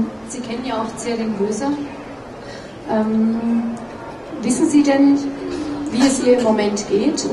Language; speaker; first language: German; native; German